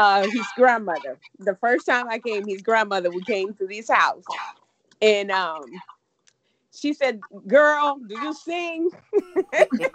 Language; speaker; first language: English; early bilingual, other home language; Spanish